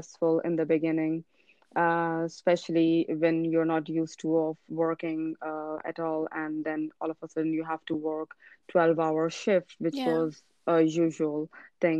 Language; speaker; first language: English; non-native, local second language; Urdu